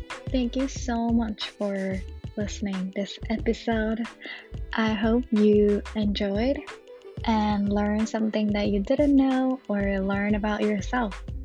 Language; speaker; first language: English; non-native, fluent; Japanese